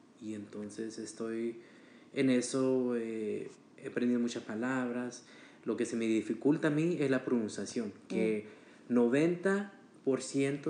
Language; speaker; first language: Spanish; early bilingual, heritage; Spanish